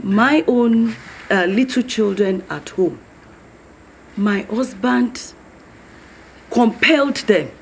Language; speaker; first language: English; non-native, local second language; Yoruba